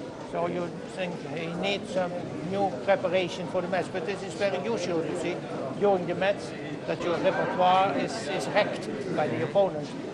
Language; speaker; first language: English; non-native, fluent; Dutch